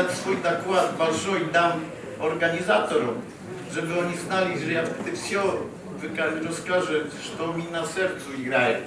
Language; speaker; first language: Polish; early bilingual, heritage; Polish